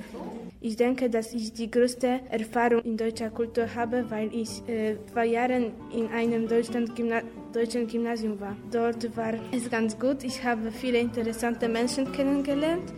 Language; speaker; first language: German; non-native, fluent; Polish